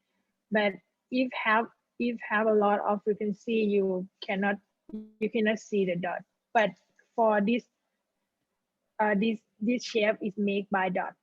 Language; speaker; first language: English; non-native, learner; Thai